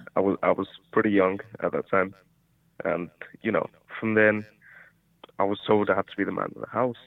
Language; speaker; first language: English; early bilingual, other home language; Portuguese